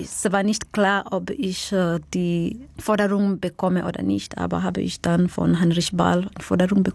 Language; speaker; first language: German; non-native, fluent; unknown